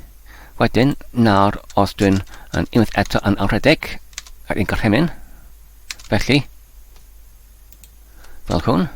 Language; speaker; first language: Welsh; non-native, learner; English